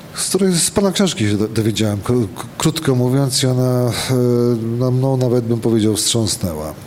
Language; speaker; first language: Polish; native; Polish